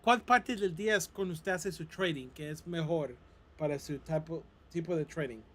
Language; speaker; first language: Spanish; non-native, fluent; English